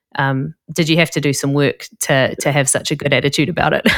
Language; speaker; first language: English; native; English